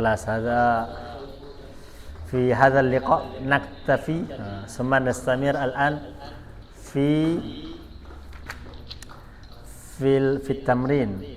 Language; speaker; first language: Arabic; non-native, fluent; Indonesian